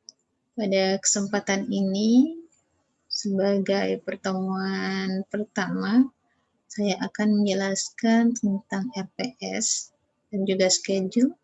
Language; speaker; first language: Indonesian; native; Indonesian